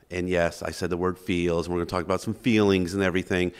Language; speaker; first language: English; native; English